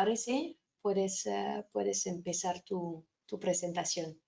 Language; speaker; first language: Spanish; non-native, fluent; French